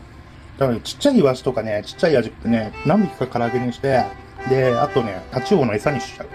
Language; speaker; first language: Japanese; native; Japanese